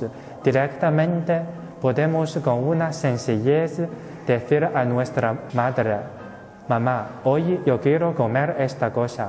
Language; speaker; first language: Spanish; non-native, fluent; Chinese